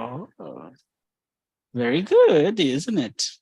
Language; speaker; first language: English; non-native, fluent; Portuguese